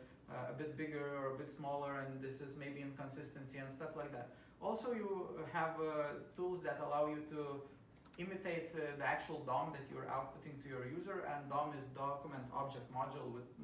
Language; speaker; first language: English; non-native, fluent; Lithuanian